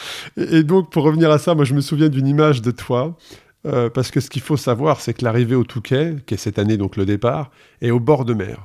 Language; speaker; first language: French; native; French